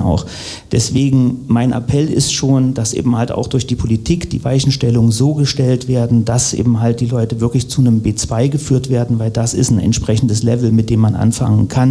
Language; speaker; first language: German; native; German